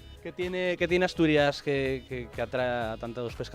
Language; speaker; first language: Spanish; native; Spanish